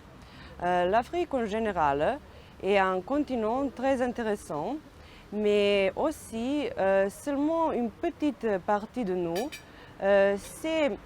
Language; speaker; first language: French; non-native, learner; Serbian